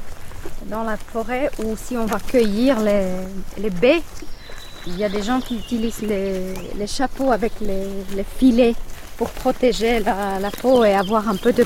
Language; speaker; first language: French; non-native, fluent; Finnish